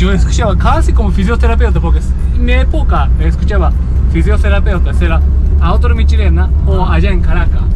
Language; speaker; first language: Spanish; non-native, learner; Japanese